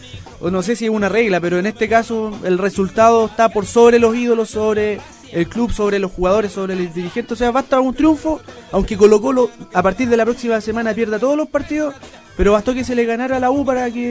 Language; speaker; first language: Spanish; native; Spanish